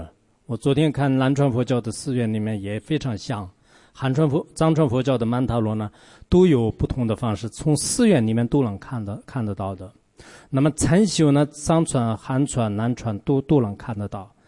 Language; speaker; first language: Chinese; non-native, local second language; Tibetan